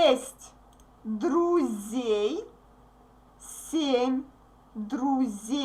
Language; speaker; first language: Russian; native; Russian